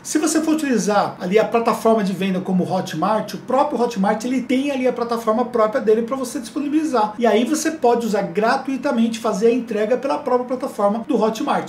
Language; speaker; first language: Portuguese; native; Portuguese